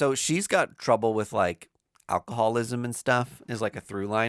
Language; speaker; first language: English; native; English